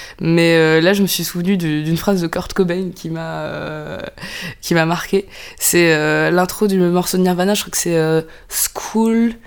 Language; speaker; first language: French; non-native, local second language; Arabic